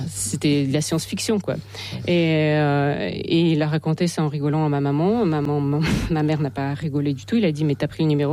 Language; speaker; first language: French; non-native, fluent; Russian